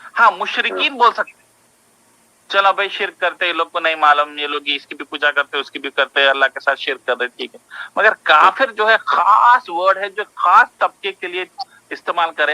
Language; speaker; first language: Urdu; native; Urdu